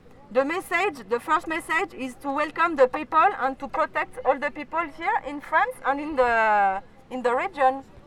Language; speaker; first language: English; non-native, learner; French